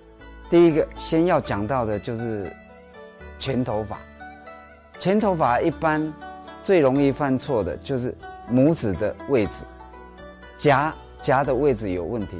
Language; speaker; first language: Chinese; native; Chinese